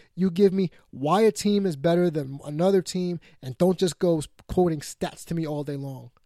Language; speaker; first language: English; native; English